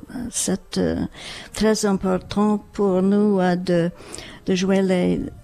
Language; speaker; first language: French; non-native, fluent; English